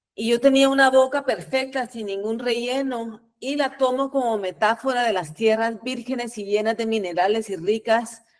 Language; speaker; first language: Spanish; native; Spanish